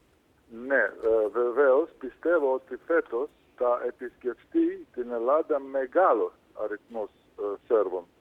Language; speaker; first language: Greek; non-native, fluent; Serbian